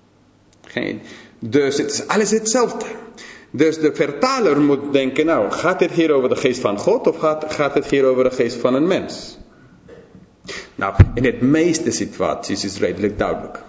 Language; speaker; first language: Dutch; non-native, fluent; English